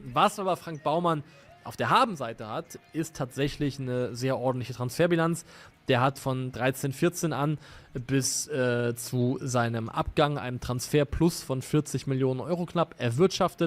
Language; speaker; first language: German; native; German